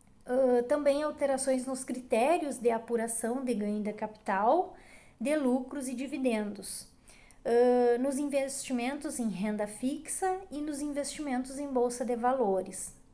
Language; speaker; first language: Portuguese; native; Portuguese